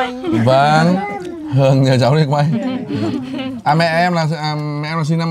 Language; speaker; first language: Vietnamese; native; Vietnamese